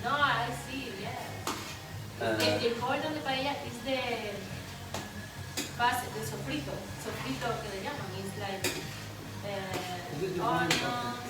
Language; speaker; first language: English; non-native, learner; Spanish